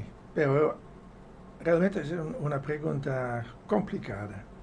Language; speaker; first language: Spanish; non-native, fluent; Dutch